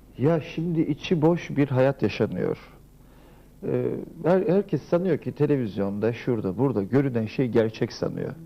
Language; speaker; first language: Turkish; native; Turkish